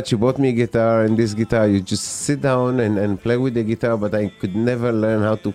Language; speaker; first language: English; non-native, fluent; Hebrew